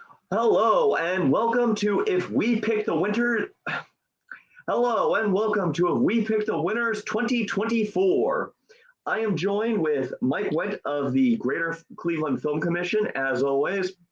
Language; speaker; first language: English; native; English